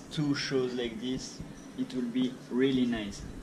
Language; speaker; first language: English; non-native, fluent; French